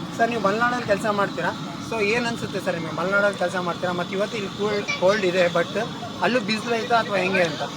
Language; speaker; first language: Kannada; non-native, local second language; Urdu